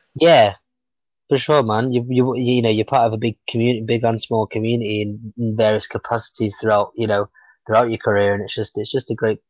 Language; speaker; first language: English; native; English